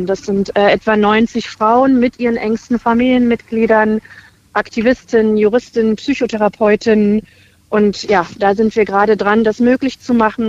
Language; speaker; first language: German; native; German